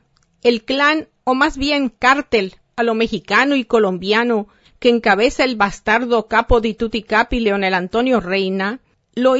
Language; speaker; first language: Spanish; native; Spanish